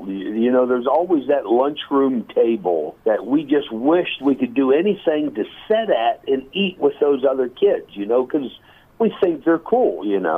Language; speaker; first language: English; native; English